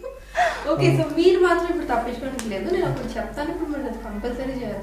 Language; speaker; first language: Telugu; native; Telugu